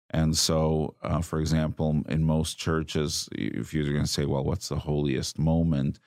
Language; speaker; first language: English; native; English